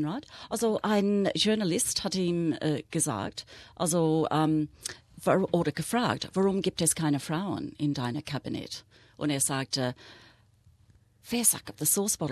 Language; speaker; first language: German; non-native, fluent; English